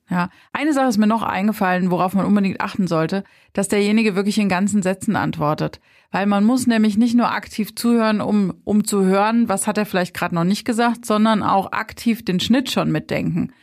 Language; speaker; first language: German; native; German